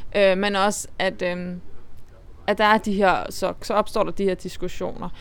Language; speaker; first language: Danish; native; Danish